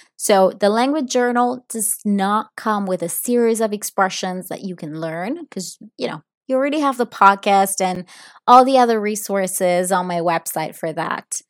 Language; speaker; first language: English; non-native, fluent; Italian